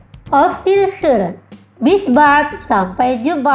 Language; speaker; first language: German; non-native, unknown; Indonesian